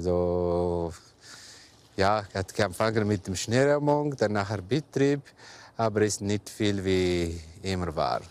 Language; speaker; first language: German; non-native, learner; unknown